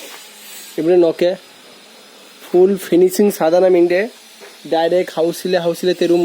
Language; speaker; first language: Malayalam; non-native, learner; Hindi